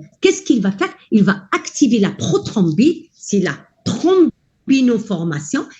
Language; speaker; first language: French; non-native, local second language; Arabic